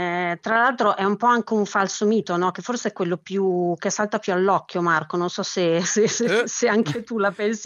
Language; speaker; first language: Italian; native; Italian